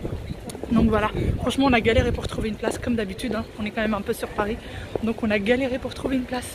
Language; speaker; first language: French; native; French